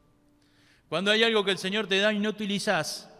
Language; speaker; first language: Spanish; native; Spanish